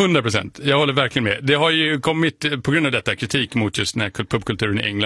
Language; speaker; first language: Swedish; native; Swedish